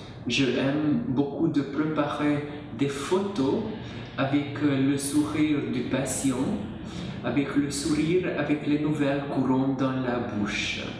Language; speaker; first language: French; non-native, fluent; Hungarian